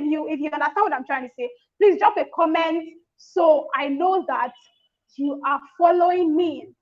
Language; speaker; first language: English; non-native, local second language; Yoruba